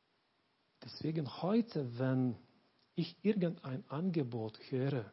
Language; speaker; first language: German; non-native, learner; Lithuanian